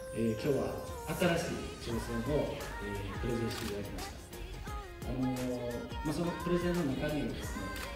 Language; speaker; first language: Japanese; native; Japanese